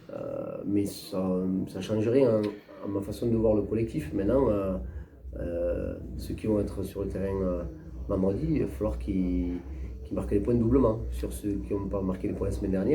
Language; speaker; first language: French; native; French